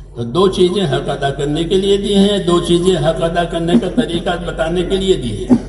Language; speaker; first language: Urdu; non-native, local second language; Gujarati